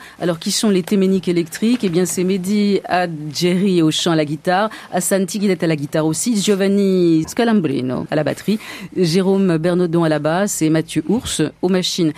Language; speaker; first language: French; native; French